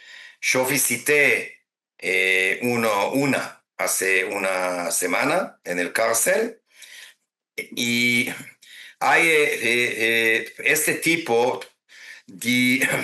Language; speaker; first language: Spanish; non-native, fluent; Hebrew